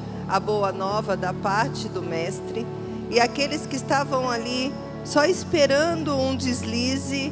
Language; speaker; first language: Portuguese; native; Portuguese